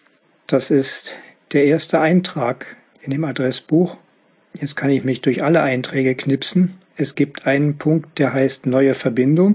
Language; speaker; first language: German; native; German